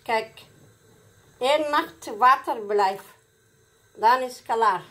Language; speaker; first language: Dutch; non-native, learner; Somali